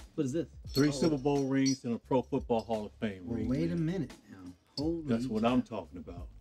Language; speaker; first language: English; native; English